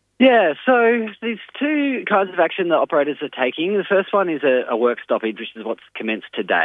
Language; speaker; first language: English; native; English